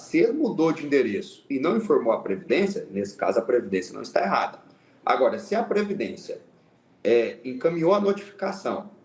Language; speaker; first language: Portuguese; native; Portuguese